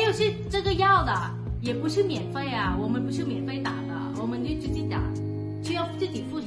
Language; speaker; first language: Chinese; non-native, fluent; Thai